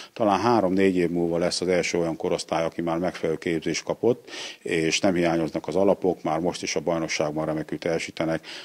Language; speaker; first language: Hungarian; native; Hungarian